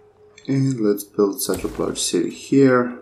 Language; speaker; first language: English; non-native, fluent; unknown